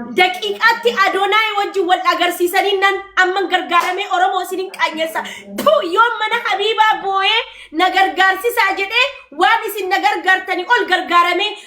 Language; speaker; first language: Oromo; non-native, local second language; Amharic